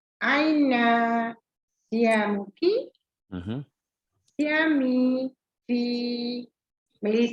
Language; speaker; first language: Arabic; non-native, learner; Malay